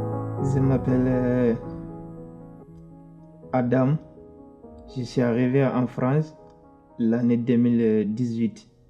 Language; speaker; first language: French; non-native, fluent; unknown